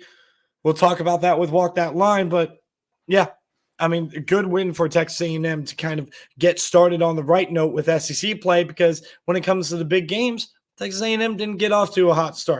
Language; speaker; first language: English; native; English